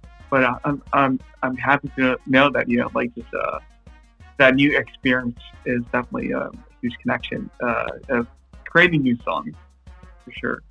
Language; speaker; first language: English; non-native, fluent; Japanese